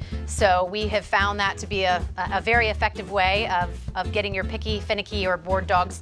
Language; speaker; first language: English; native; English